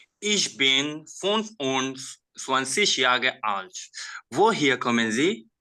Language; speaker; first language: German; non-native, learner; Bangla